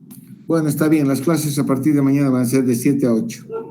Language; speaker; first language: Spanish; native; Spanish